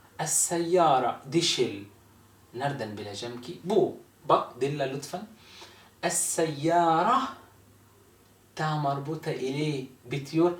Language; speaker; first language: Turkish; non-native, fluent; Arabic